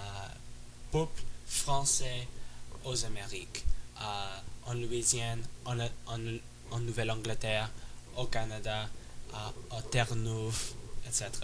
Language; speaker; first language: French; non-native, learner; English